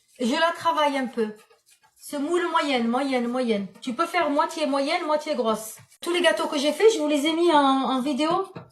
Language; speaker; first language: French; non-native, local second language; Arabic